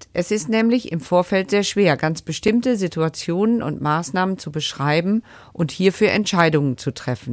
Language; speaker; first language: German; native; German